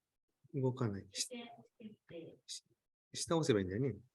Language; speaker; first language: Japanese; native; Japanese